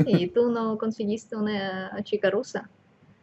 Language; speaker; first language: Spanish; non-native, fluent; Russian